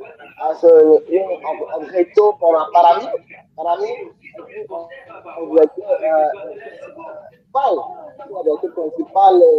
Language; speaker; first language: Spanish; non-native, learner; French